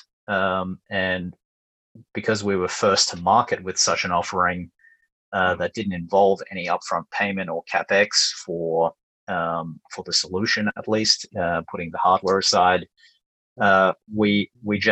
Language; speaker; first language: English; native; English